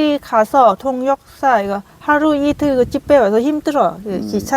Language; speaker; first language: Korean; non-native, learner; Lao